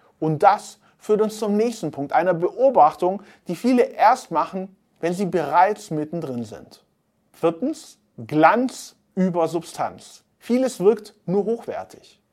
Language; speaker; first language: German; native; German